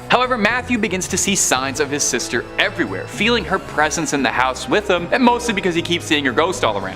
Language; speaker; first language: English; native; English